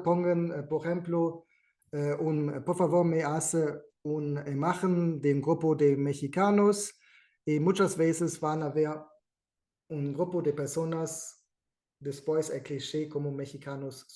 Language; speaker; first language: Spanish; non-native, fluent; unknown